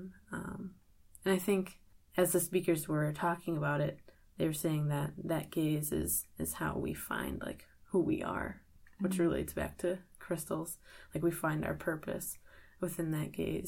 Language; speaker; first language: English; native; English